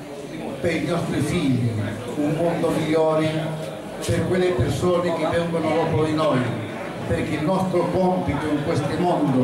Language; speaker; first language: Italian; non-native, fluent; Spanish